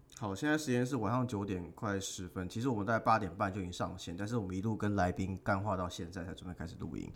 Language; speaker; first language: Chinese; native; Chinese